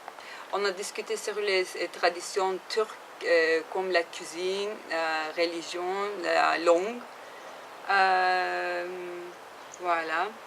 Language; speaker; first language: French; non-native, learner; Turkish